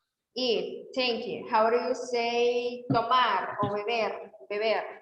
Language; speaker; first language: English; non-native, fluent; Spanish